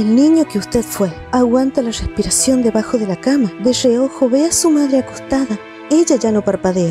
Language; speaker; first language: Spanish; native; Spanish